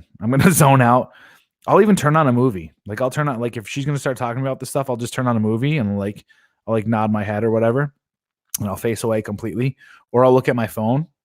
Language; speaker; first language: English; native; English